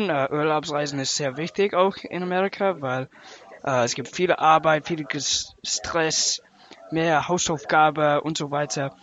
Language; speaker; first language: German; non-native, learner; English